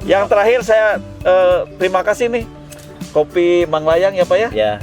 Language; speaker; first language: Indonesian; non-native, local second language; Sundanese